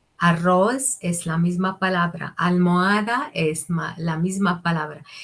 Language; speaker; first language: Spanish; non-native, fluent; Arabic